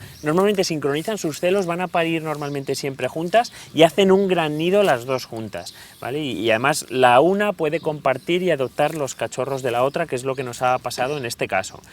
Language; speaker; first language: Spanish; native; Spanish